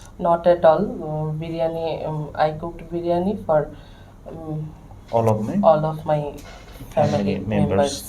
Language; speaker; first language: English; non-native, learner; Bangla